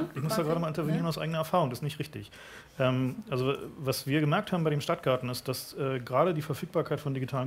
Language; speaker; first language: German; native; German